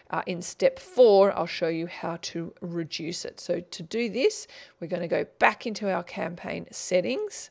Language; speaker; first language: English; native; English